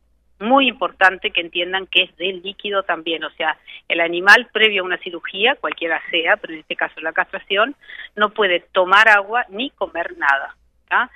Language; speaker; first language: Spanish; native; Spanish